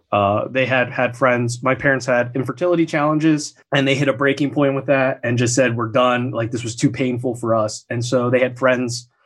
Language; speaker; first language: English; native; English